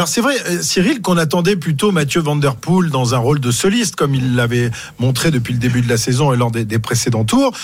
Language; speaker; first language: French; native; French